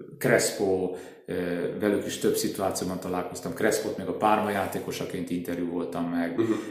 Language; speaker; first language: Hungarian; native; Hungarian